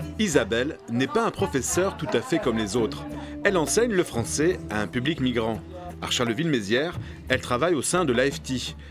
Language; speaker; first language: French; native; French